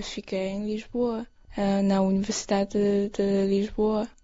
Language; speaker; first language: Portuguese; non-native, fluent; Chinese